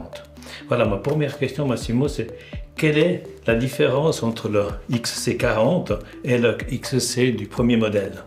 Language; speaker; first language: French; native; French